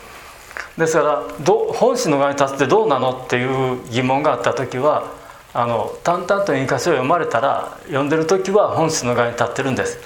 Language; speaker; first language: Japanese; native; Japanese